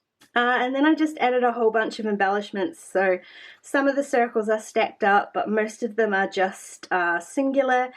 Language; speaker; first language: English; native; English